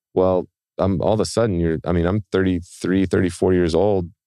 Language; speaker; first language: English; native; English